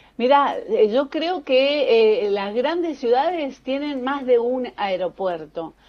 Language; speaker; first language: Spanish; native; Spanish